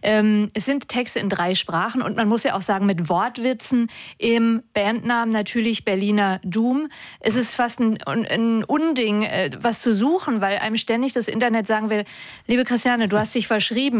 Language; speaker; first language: German; native; German